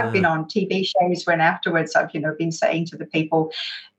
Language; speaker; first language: English; native; English